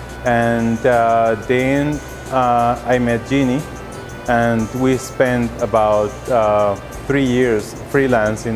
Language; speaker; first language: English; non-native, fluent; Spanish